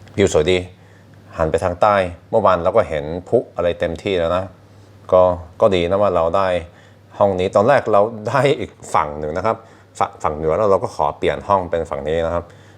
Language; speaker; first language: Thai; non-native, fluent; Norwegian